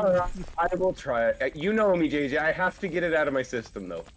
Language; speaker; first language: English; native; English